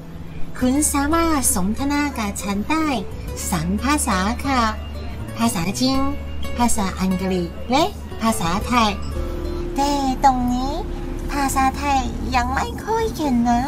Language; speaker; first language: Thai; non-native, learner; Chinese